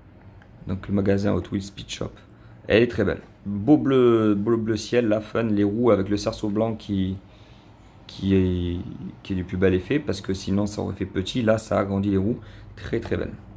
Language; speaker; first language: French; native; French